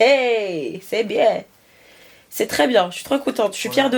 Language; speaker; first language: French; native; French